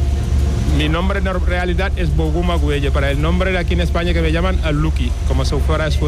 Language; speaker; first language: Spanish; non-native, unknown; Wolof